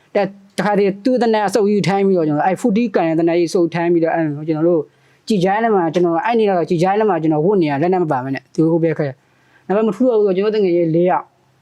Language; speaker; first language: Burmese; non-native, local second language; Karen languages